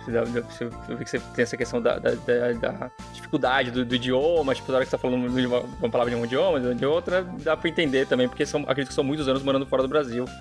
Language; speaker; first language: Portuguese; native; Portuguese